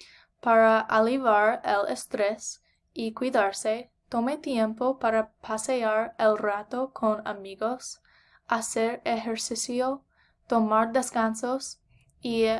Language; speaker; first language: Spanish; non-native, learner; English